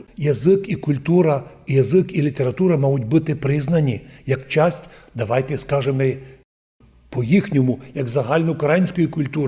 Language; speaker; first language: Ukrainian; non-native, local second language; Rusyn